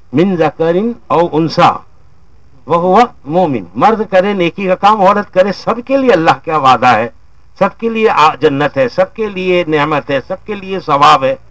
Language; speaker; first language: Urdu; native; Urdu